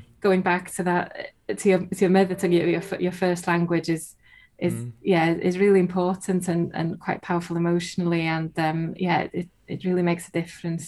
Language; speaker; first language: English; non-native, local second language; Welsh